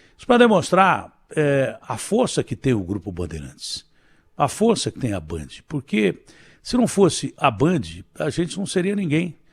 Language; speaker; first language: Portuguese; native; Portuguese